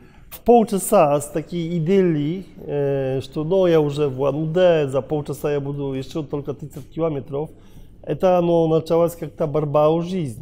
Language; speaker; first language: Russian; non-native, learner; Polish